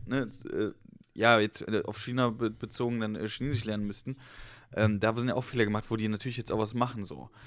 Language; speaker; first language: German; native; German